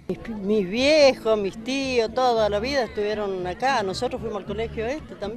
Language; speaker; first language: Spanish; native; Spanish